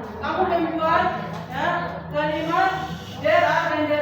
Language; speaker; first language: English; non-native, learner; Indonesian